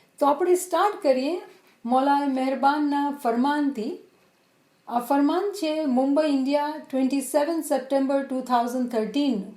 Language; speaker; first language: Gujarati; early bilingual, heritage; Gujarati